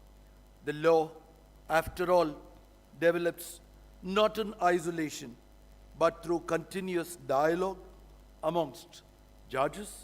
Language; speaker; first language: English; non-native, local second language; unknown